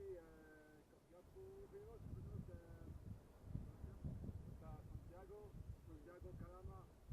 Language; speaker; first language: Spanish; non-native, learner; French